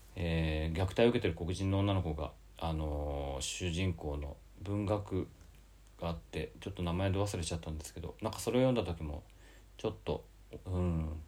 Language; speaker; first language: Japanese; native; Japanese